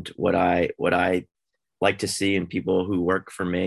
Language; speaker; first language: English; native; English